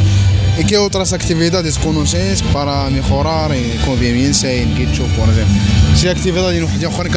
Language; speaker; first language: Spanish; non-native, learner; Arabic